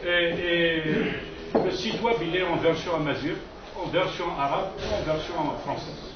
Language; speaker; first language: French; non-native, local second language; Kabyle